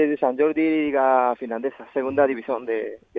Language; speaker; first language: Spanish; non-native, learner; Japanese